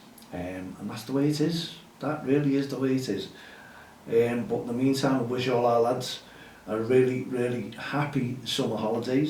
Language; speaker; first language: English; native; English